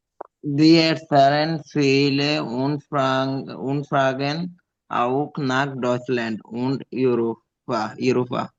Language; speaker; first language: German; non-native, learner; Bangla